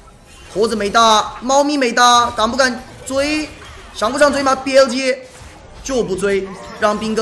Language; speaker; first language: Chinese; native; Chinese